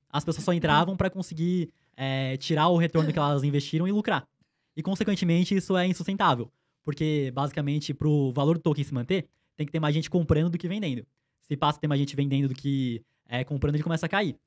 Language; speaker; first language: Portuguese; native; Portuguese